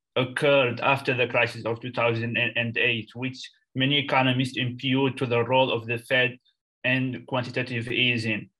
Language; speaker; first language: English; non-native, fluent; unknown